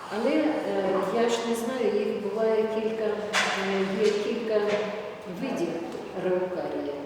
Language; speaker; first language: Ukrainian; native; Ukrainian